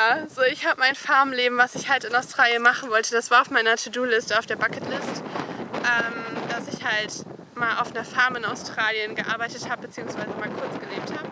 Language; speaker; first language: German; native; German